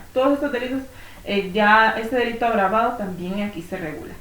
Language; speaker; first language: Spanish; native; Spanish